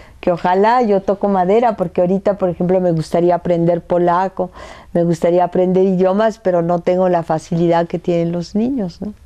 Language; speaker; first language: Spanish; early bilingual, other home language; French